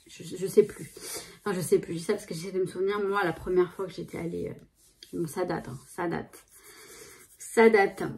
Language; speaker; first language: French; native; French